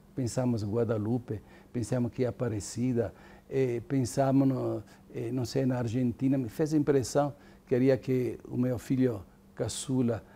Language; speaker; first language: Portuguese; non-native, fluent; Italian